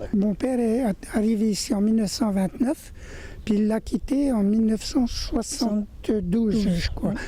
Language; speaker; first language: French; native; French